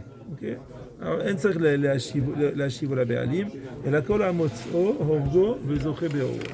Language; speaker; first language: Hebrew; non-native, fluent; French